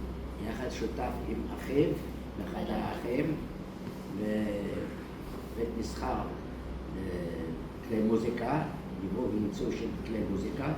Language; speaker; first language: Hebrew; early bilingual, other home language; Dutch